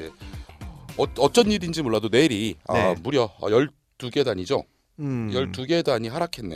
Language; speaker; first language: Korean; native; Korean